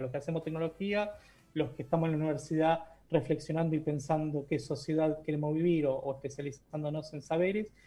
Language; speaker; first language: Spanish; native; Spanish